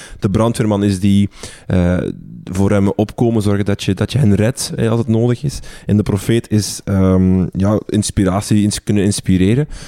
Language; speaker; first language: Dutch; native; Dutch